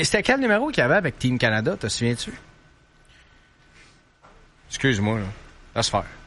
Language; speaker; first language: French; native; French